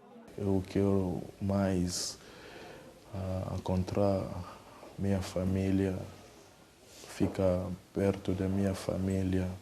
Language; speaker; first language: Portuguese; non-native, learner; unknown